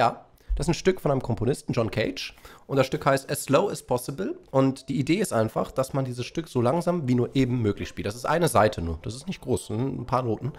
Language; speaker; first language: German; native; German